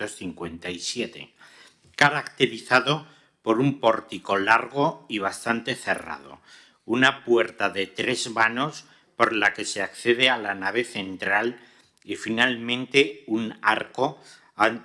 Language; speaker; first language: Spanish; native; Spanish